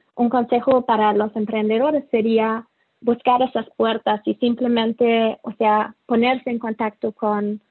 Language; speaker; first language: Spanish; non-native, fluent; German